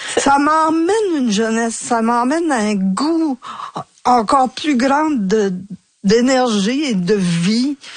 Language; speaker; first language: French; native; French